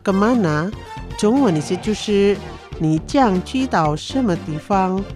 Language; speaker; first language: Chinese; non-native, fluent; Indonesian